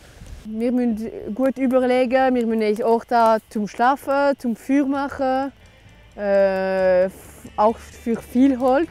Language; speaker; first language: German; non-native, local second language; French